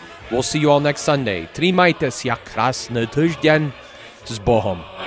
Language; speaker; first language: English; native; English